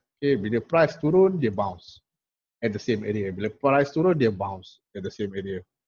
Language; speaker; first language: English; non-native, local second language; Malay